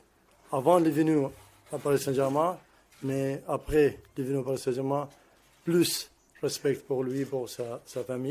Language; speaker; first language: French; non-native, learner; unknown